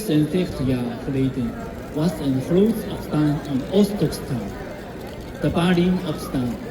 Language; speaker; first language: Dutch; non-native, fluent; Cantonese